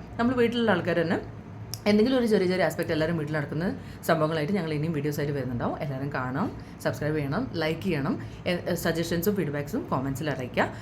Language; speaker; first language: Malayalam; early bilingual, heritage; Malayalam